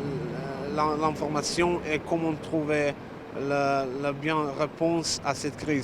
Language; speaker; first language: French; non-native, learner; Serbian